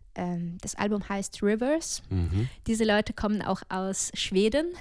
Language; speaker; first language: German; non-native, fluent; Ukrainian